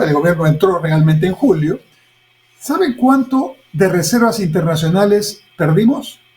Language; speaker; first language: Spanish; native; Spanish